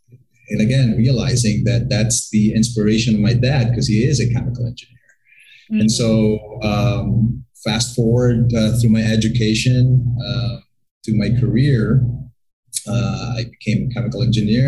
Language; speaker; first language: English; non-native, local second language; Hiligaynon